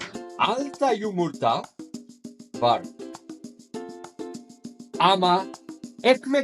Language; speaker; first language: Turkish; non-native, learner; Macedonian